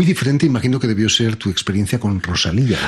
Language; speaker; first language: Spanish; native; Spanish